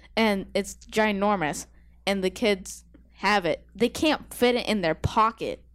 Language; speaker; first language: English; native; English